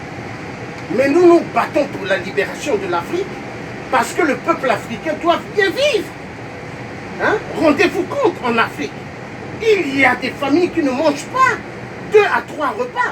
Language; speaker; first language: French; native; French